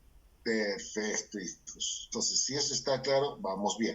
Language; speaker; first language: Spanish; native; Spanish